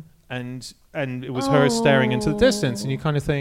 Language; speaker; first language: English; native; English